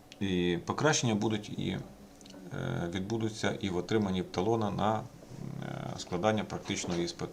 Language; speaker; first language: Ukrainian; native; Ukrainian